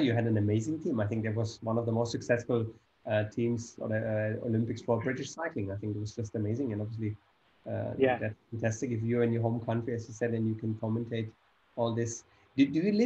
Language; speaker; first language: English; non-native, fluent; German